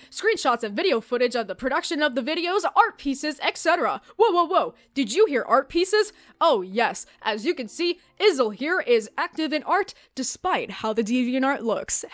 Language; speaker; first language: English; native; English